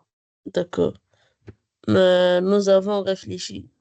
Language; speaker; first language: French; non-native, learner; Arabic